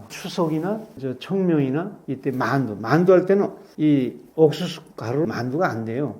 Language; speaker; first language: Korean; native; Korean